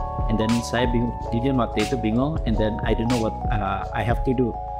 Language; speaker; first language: English; non-native, learner; Indonesian